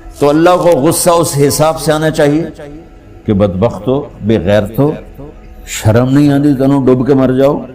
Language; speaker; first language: Urdu; non-native, local second language; Punjabi